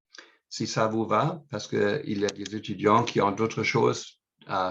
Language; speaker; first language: French; non-native, fluent; English